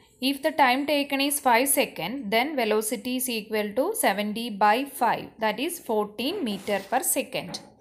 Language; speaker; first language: English; non-native, local second language; Malayalam